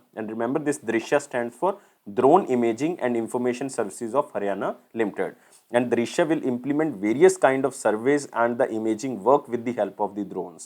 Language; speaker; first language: English; non-native, local second language; Hindi